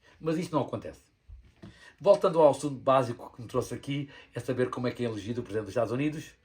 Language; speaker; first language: Portuguese; native; Portuguese